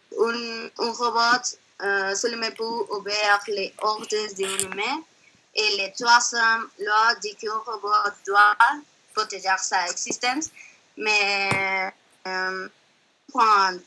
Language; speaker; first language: French; non-native, learner; Spanish